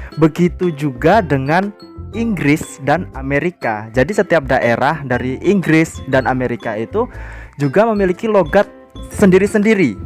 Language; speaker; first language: Indonesian; native; Indonesian